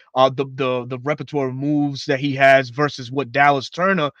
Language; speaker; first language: English; native; English